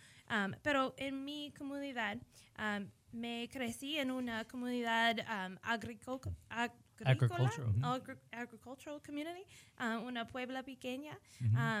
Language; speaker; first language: Spanish; early bilingual, heritage; English